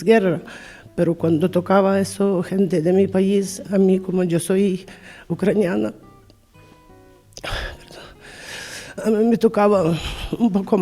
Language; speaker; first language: Spanish; non-native, learner; Ukrainian